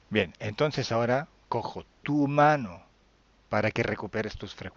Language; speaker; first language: Spanish; non-native, fluent; Italian